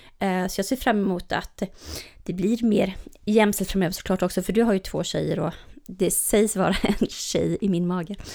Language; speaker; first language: Swedish; native; Swedish